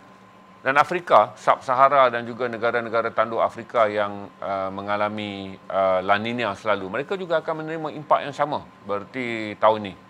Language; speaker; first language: Malay; native; Malay